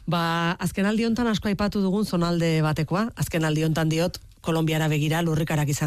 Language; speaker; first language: Basque; native; Basque